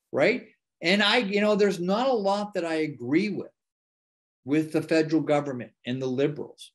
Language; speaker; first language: English; native; English